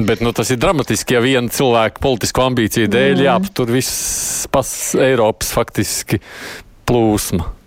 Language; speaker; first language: Latvian; native; Latvian